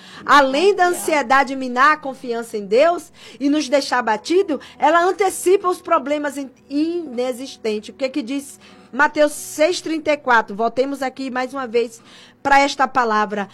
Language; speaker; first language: Portuguese; native; Portuguese